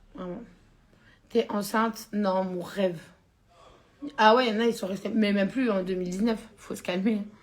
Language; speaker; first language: French; native; French